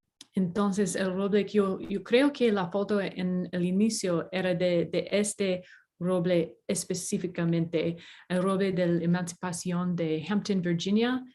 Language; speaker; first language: Spanish; non-native, fluent; English